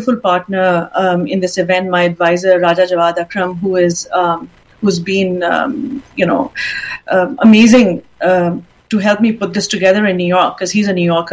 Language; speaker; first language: English; non-native, local second language; Urdu